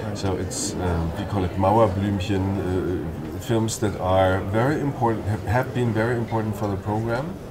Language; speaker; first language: English; non-native, fluent; German